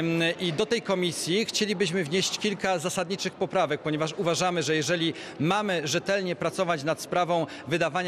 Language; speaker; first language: Polish; native; Polish